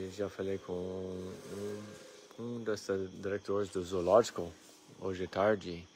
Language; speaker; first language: Portuguese; non-native, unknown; English